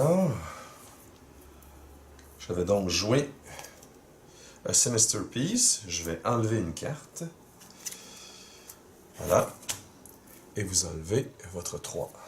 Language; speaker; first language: French; native; French